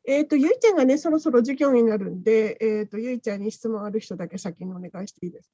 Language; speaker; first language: Japanese; native; Japanese